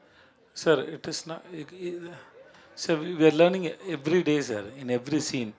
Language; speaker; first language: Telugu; non-native, learner; Tamil